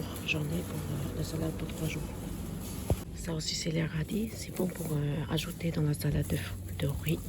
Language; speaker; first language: French; non-native, learner; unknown